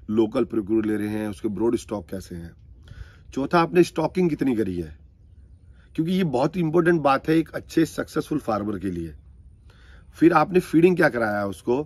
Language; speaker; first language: Hindi; native; Hindi